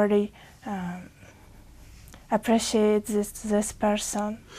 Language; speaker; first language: English; non-native, learner; Uzbek